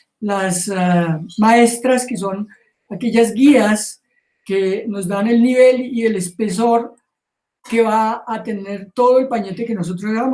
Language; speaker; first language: Spanish; native; Spanish